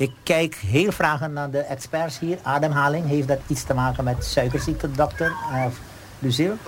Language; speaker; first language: Dutch; native; Dutch